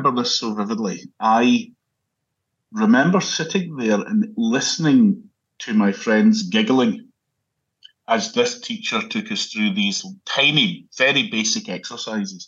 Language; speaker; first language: English; native; English